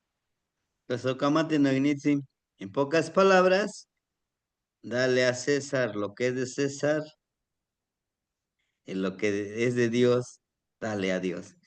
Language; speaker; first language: Spanish; native; Spanish